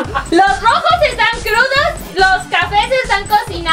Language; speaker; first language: Spanish; native; Spanish